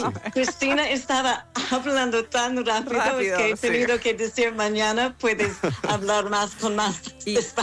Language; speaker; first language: Spanish; non-native, learner; English